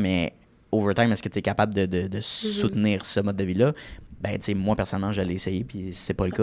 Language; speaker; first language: French; native; French